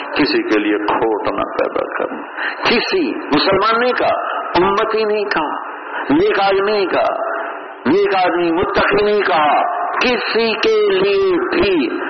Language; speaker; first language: Urdu; non-native, local second language; Punjabi